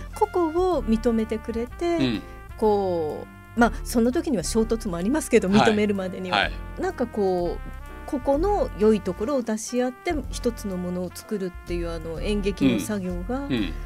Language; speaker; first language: Japanese; native; Japanese